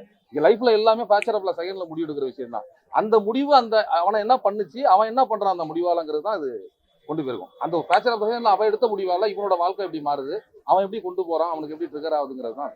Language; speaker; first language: Tamil; native; Tamil